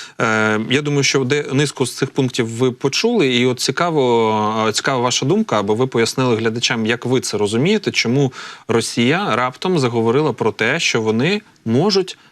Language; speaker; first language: Ukrainian; native; Ukrainian